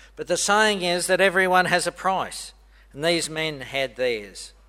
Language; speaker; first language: English; native; English